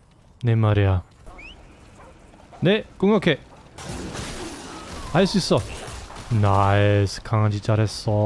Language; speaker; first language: Korean; non-native, learner; German